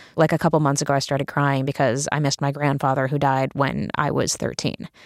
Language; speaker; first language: English; native; English